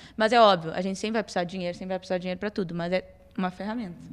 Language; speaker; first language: Portuguese; native; Portuguese